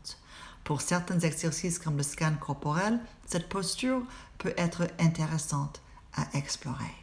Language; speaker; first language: French; non-native, fluent; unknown